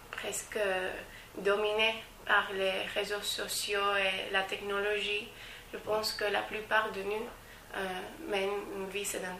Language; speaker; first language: French; non-native, fluent; English